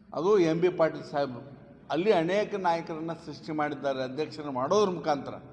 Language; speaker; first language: Kannada; native; Kannada